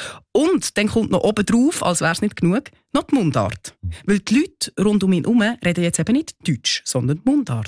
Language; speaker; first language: German; native; German